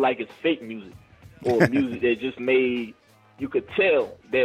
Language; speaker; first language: English; native; English